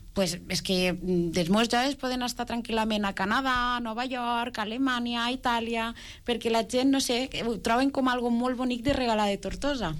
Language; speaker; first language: Catalan; native; Catalan